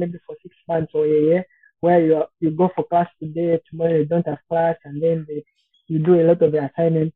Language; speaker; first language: English; non-native, local second language; Bemba